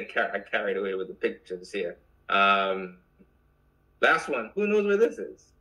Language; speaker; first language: English; native; English